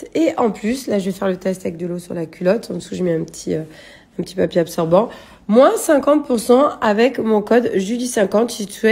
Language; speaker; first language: French; native; French